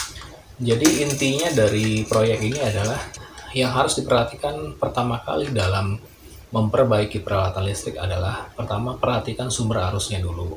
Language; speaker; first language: Indonesian; native; Indonesian